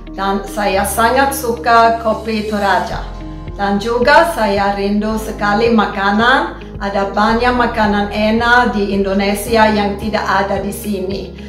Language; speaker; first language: Indonesian; non-native, fluent; Swedish